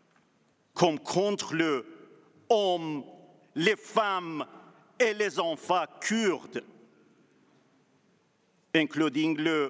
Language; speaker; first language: French; non-native, learner; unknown